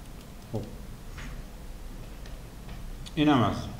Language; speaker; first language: Persian; native; Persian